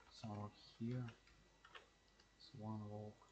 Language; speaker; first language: English; non-native, learner; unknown